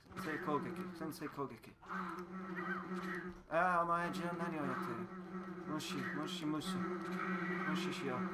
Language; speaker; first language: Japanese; non-native, learner; English